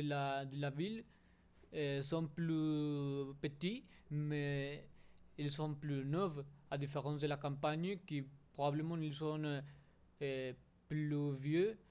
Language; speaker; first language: French; non-native, learner; Spanish